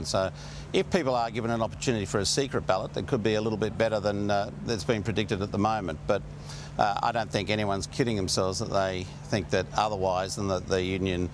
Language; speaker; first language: English; native; English